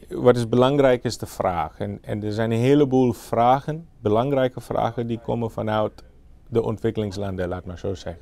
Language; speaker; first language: Dutch; non-native, fluent; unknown